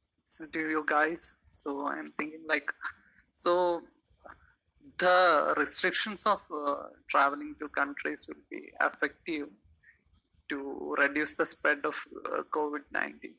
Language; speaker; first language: English; non-native, local second language; Malayalam